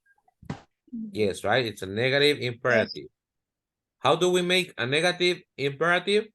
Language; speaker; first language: English; non-native, fluent; Spanish